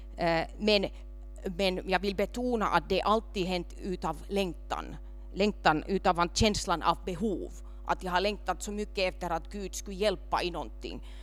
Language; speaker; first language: Swedish; non-native, local second language; Finnish